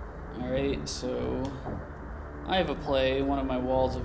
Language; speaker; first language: English; native; English